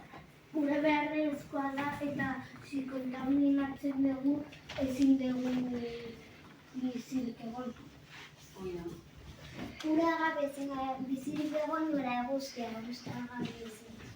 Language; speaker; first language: Basque; non-native, local second language; Spanish